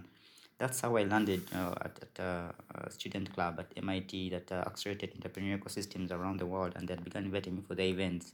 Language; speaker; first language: English; non-native, local second language; Ganda